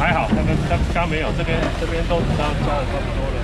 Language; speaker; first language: Chinese; native; Chinese